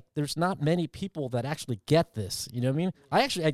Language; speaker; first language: English; early bilingual, other home language; Vietnamese